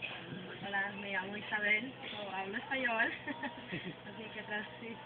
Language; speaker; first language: Spanish; early bilingual, heritage; Spanish